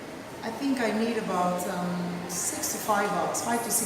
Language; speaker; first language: English; non-native, fluent; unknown